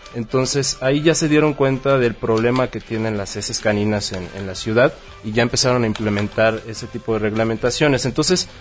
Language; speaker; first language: Spanish; native; Spanish